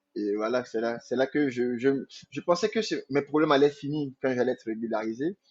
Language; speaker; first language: French; non-native, local second language; Mandingo